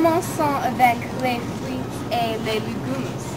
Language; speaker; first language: French; non-native, learner; English